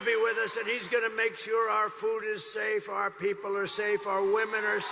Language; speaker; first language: English; native; English